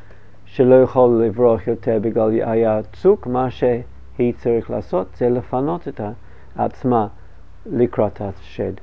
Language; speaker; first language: Hebrew; non-native, fluent; English